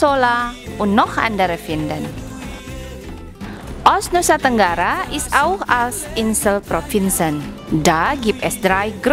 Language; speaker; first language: German; non-native, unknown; Indonesian